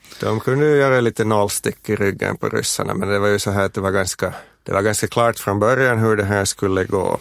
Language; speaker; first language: Swedish; native; Swedish